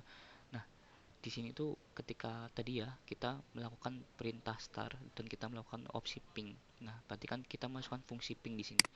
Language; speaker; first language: Indonesian; native; Indonesian